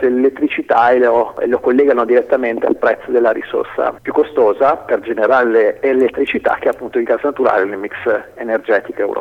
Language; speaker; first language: Italian; native; Italian